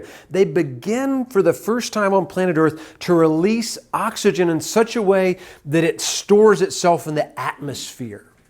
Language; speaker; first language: English; native; English